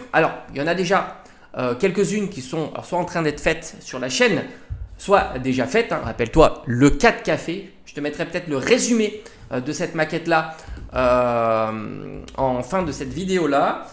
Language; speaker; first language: French; native; French